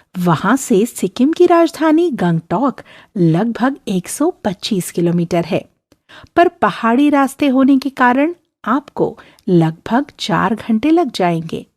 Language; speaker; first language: Hindi; native; Hindi